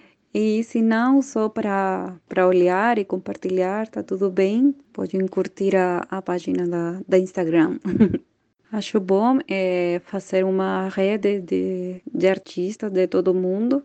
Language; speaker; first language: Portuguese; non-native, fluent; Spanish